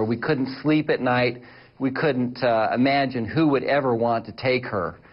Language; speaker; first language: English; native; English